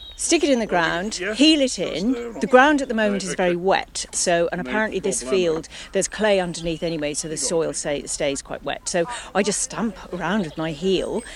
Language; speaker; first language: English; native; English